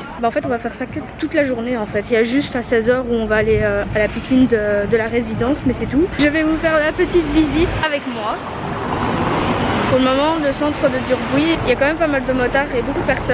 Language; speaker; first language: French; native; French